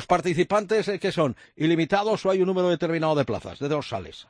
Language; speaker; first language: Spanish; native; Spanish